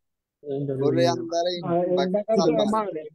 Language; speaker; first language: Italian; non-native, learner; Bangla